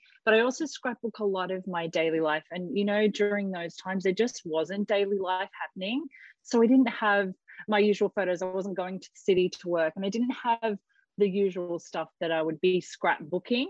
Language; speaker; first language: English; native; English